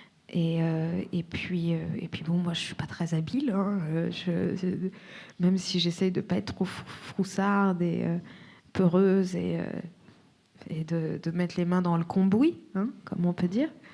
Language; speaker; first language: French; native; French